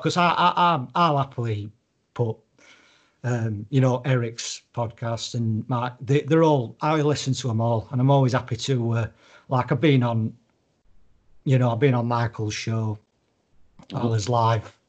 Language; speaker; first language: English; native; English